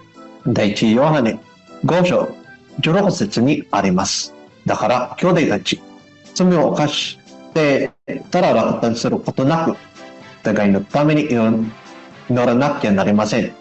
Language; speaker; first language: Japanese; non-native, learner; Filipino